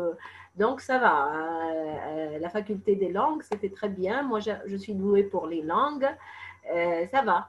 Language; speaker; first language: French; non-native, fluent; Arabic